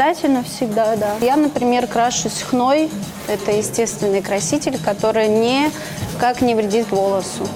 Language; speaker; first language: Russian; native; Russian